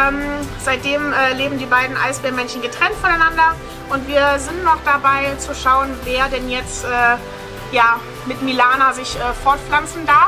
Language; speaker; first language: German; native; German